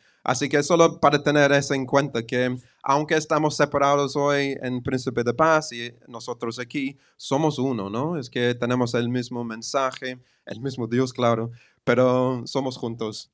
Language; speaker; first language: Spanish; non-native, fluent; English